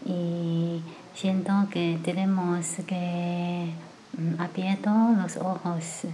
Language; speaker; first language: Spanish; non-native, learner; Chinese